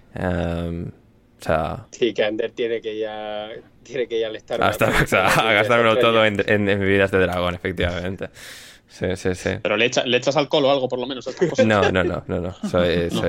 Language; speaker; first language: Spanish; native; Spanish